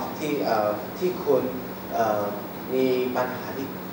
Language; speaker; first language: Thai; non-native, learner; Chinese